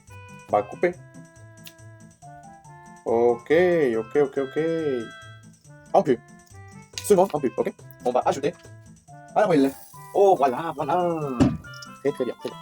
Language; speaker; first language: French; non-native, learner; Spanish